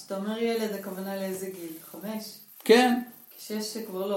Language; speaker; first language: Hebrew; native; Hebrew